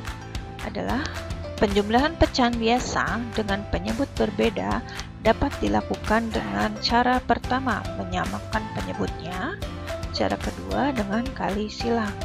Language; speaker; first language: Indonesian; native; Indonesian